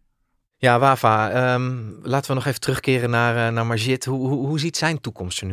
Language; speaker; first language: Dutch; native; Dutch